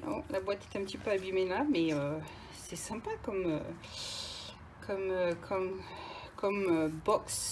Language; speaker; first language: French; native; French